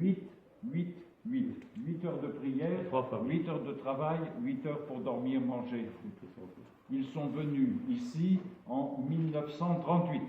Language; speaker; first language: French; non-native, local second language; Arabic